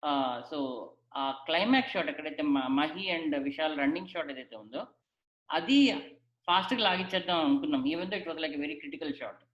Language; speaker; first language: Telugu; native; Telugu